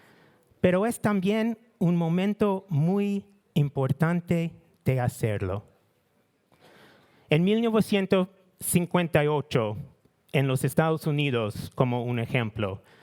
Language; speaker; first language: Spanish; non-native, learner; English